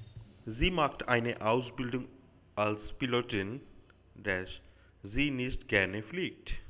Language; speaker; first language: German; non-native, learner; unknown